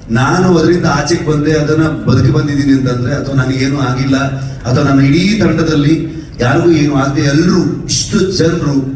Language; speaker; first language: Kannada; native; Kannada